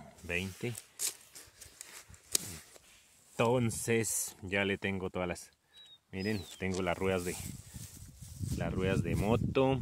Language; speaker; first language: Spanish; native; Spanish